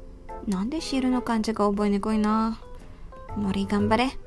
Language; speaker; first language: Japanese; non-native, fluent; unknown